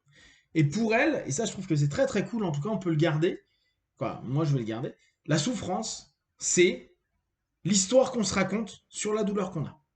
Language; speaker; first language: French; native; French